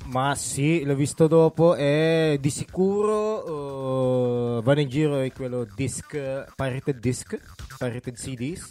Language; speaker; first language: Italian; non-native, fluent; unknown